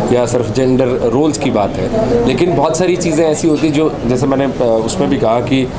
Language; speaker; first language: Hindi; native; Hindi